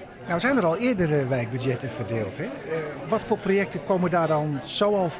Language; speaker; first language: Dutch; native; Dutch